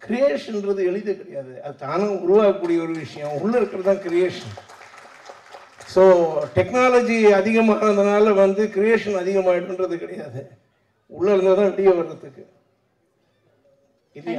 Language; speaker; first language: Tamil; native; Tamil